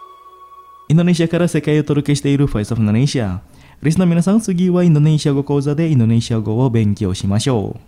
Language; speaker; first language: Japanese; non-native, fluent; Indonesian